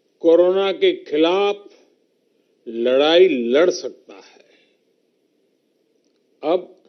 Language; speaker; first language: Hindi; native; Hindi